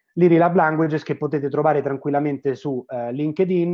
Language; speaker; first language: Italian; native; Italian